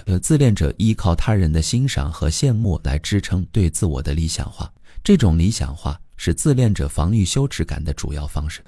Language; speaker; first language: Chinese; native; Chinese